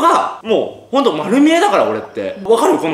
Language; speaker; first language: Japanese; native; Japanese